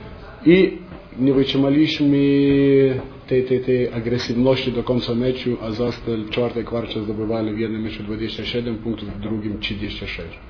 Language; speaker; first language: Polish; non-native, fluent; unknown